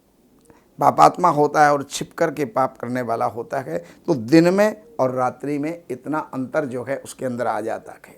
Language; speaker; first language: Hindi; native; Hindi